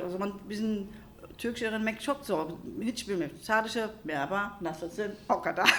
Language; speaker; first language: Turkish; non-native, learner; German